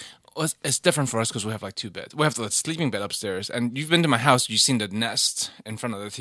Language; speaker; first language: English; native; English